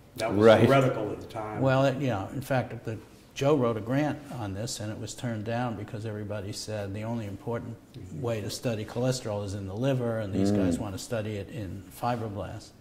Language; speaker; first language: English; native; English